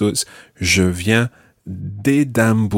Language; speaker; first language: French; non-native, fluent; English